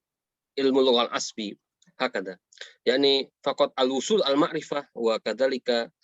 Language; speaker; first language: Arabic; non-native, fluent; Indonesian